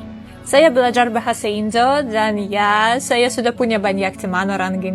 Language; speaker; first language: Indonesian; non-native, learner; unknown